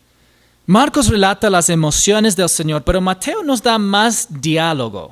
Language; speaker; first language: Spanish; non-native, fluent; English